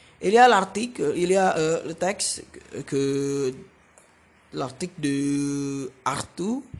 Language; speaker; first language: French; non-native, learner; Indonesian